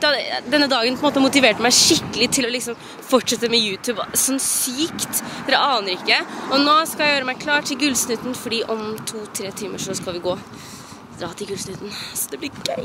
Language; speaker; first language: Norwegian; native; Norwegian